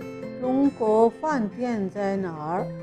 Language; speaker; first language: Chinese; non-native, fluent; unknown